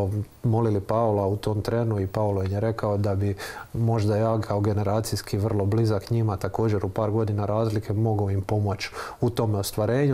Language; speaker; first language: Croatian; native; Croatian